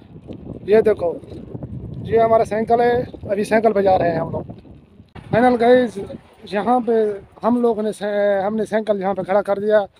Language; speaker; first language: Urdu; non-native, local second language; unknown